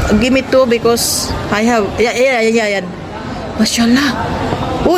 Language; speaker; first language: English; non-native, learner; Filipino